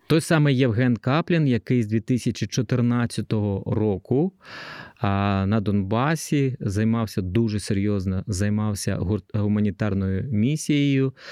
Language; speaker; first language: Ukrainian; native; Ukrainian